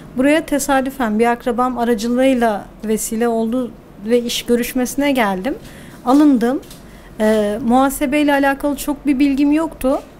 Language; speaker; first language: Turkish; native; Turkish